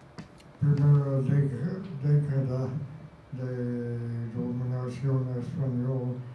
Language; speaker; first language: Spanish; non-native, fluent; English